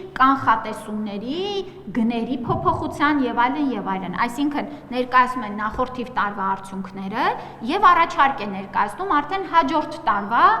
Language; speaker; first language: Armenian; native; Armenian